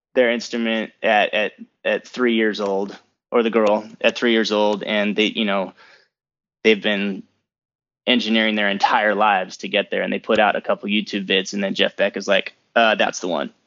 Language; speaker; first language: English; native; English